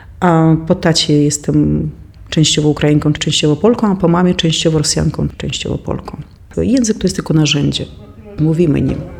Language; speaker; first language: Polish; non-native, fluent; Russian